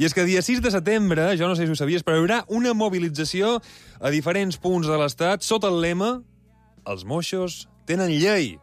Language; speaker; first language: Catalan; native; Catalan